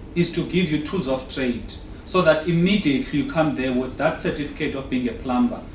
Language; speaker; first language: English; non-native, local second language; Xhosa